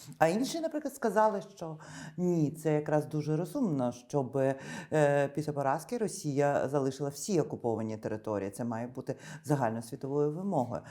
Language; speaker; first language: Ukrainian; native; Ukrainian